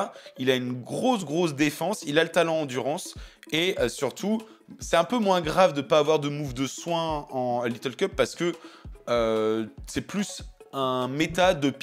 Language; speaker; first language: French; native; French